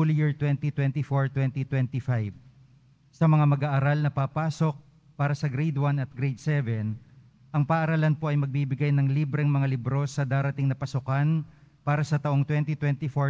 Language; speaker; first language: Filipino; native; Filipino